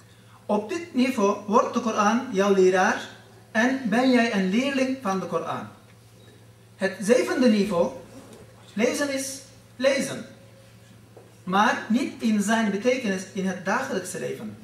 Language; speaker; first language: Dutch; non-native, fluent; Turkish